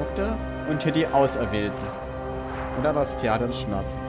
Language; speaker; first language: German; native; German